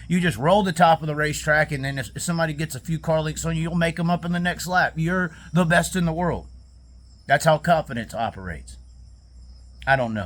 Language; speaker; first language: English; native; English